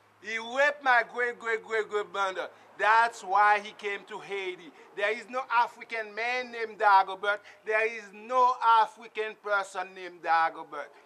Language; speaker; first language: English; non-native, fluent; Haitian Creole